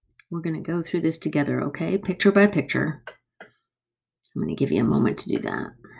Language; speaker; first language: English; native; English